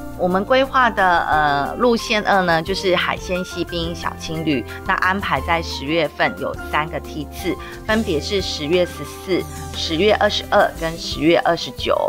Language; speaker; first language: Chinese; native; Chinese